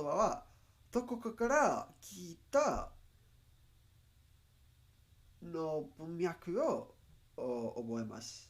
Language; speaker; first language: Japanese; non-native, learner; Spanish